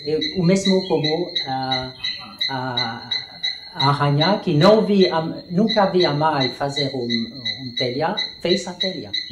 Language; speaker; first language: Portuguese; non-native, learner; French